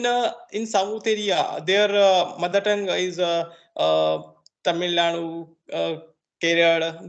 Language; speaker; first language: English; non-native, learner; Marathi